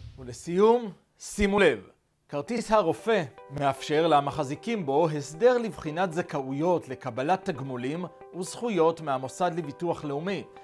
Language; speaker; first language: Hebrew; native; Hebrew